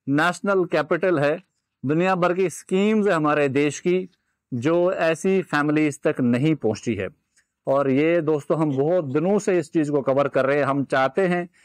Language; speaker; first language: Hindi; native; Hindi